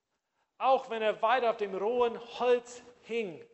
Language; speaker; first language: German; non-native, fluent; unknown